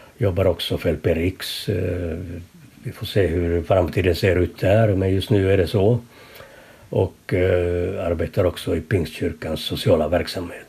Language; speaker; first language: Swedish; native; Swedish